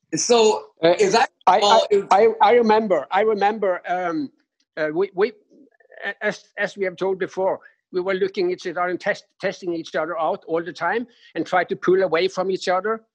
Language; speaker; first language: English; non-native, fluent; Norwegian